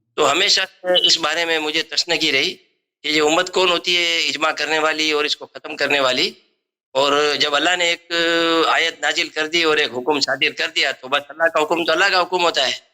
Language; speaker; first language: Urdu; non-native, local second language; Memoni